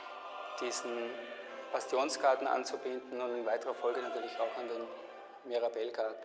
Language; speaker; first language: German; native; German